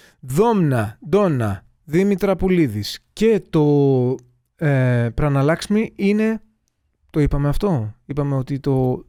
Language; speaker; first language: Greek; native; Greek